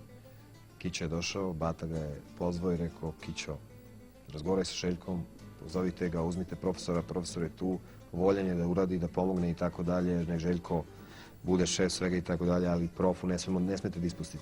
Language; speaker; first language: Bosnian; native; Bosnian